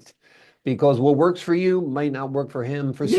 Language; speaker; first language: English; native; English